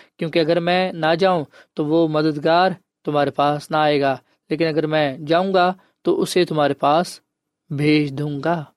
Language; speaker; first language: Urdu; non-native, local second language; Punjabi